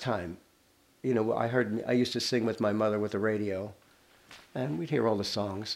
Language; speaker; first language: English; native; English